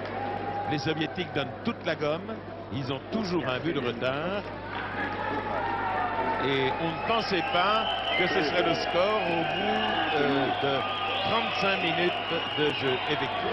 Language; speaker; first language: French; native; French